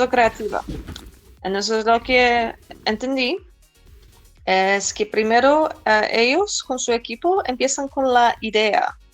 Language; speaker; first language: Spanish; non-native, fluent; Polish